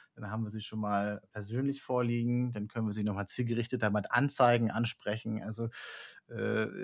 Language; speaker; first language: German; native; German